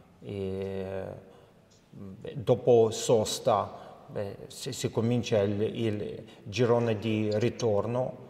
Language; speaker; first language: Italian; non-native, fluent; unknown